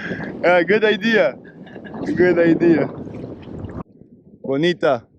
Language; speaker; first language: English; non-native, learner; French